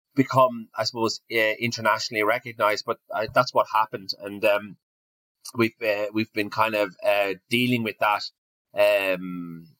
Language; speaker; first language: English; native; English